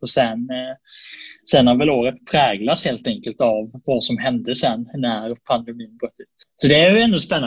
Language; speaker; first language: Swedish; native; Swedish